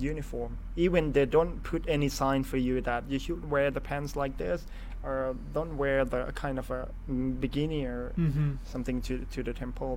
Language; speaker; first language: English; non-native, fluent; Thai